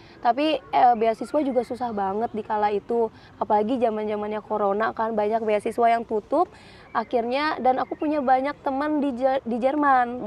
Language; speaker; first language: Indonesian; native; Indonesian